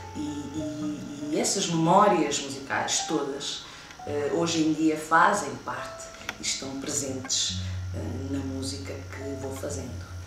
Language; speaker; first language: Portuguese; non-native, local second language; Kabuverdianu